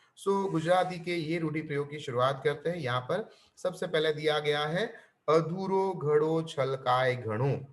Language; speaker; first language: Hindi; non-native, local second language; Gujarati